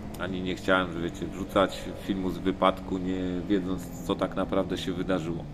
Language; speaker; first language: Polish; native; Polish